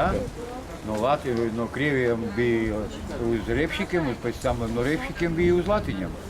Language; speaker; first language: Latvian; non-native, local second language; Russian